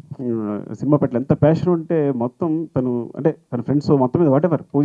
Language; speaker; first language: Telugu; native; Telugu